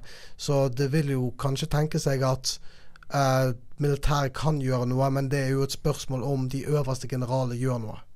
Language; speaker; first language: Norwegian; native; Norwegian